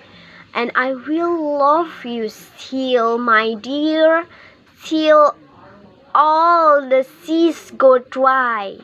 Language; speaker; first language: English; non-native, learner; Indonesian